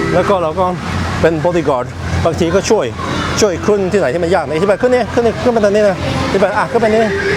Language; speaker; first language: Thai; non-native, fluent; Norwegian